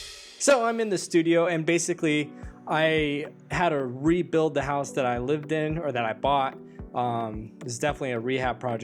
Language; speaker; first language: English; native; English